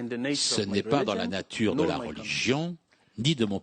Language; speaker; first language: French; non-native, fluent; Persian